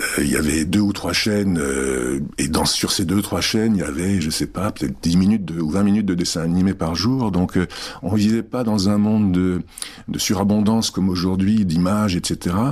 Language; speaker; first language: French; early bilingual, other home language; Czech